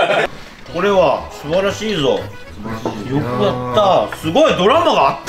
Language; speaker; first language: Japanese; native; Japanese